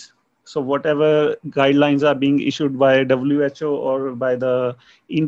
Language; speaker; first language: English; non-native, local second language; Punjabi